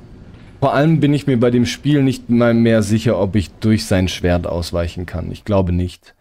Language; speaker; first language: German; native; German